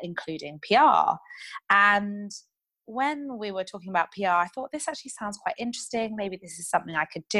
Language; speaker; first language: English; native; English